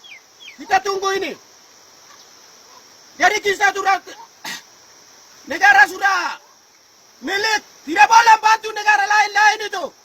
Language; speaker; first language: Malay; non-native, local second language; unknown